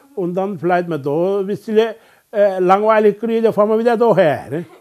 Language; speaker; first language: German; non-native, learner; Turkish